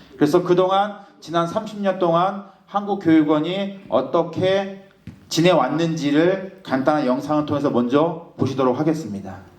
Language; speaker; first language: Korean; native; Korean